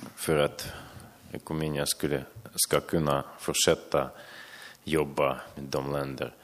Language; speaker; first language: Swedish; non-native, fluent; Ukrainian